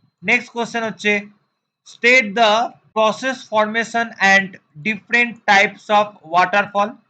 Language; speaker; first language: English; non-native, local second language; Bangla